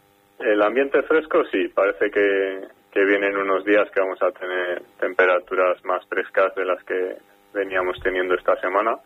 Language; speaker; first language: Spanish; native; Spanish